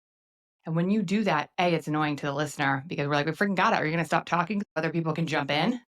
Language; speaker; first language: English; native; English